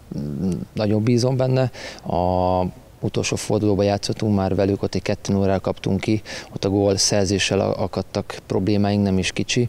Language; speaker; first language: Hungarian; native; Hungarian